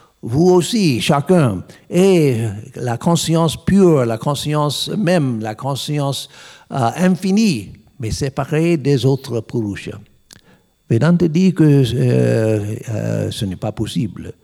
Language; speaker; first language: French; non-native, learner; English